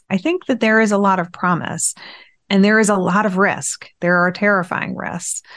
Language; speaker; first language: English; early bilingual, other home language; Persian